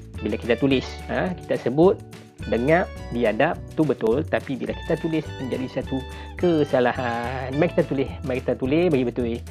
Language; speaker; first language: Malay; native; Malay